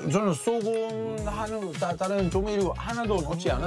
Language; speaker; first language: Korean; non-native, fluent; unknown